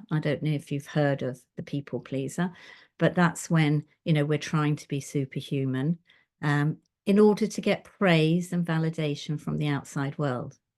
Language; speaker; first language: English; native; English